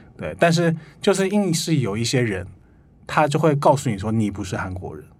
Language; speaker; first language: Chinese; non-native, fluent; Korean